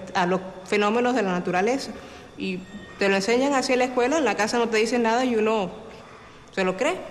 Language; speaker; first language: Spanish; native; Spanish